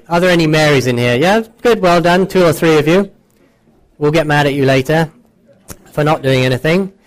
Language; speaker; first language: English; native; English